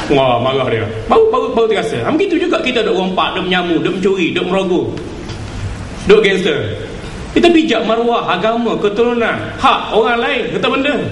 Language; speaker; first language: Malay; native; Malay